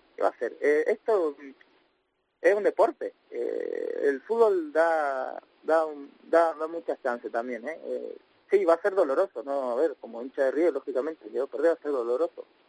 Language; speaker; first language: Spanish; native; Spanish